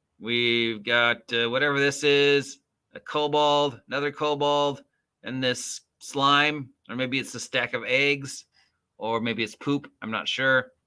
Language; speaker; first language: English; native; English